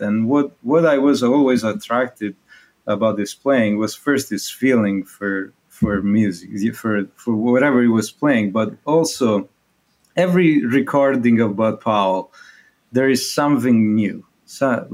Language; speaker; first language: English; non-native, fluent; Italian